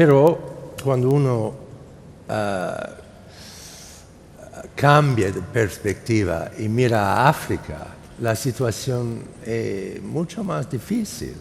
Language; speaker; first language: Spanish; non-native, fluent; English